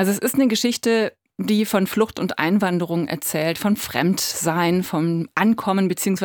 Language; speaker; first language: German; native; German